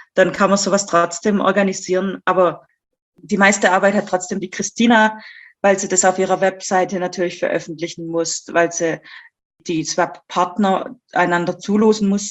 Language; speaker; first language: German; native; German